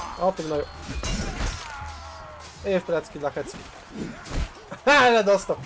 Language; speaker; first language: Polish; native; Polish